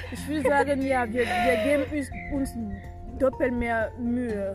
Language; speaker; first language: German; non-native, fluent; French